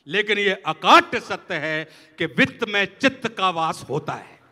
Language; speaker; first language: Hindi; native; Hindi